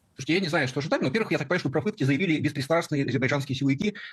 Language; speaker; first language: Russian; native; Russian